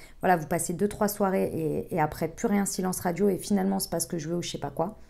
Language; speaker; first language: French; native; French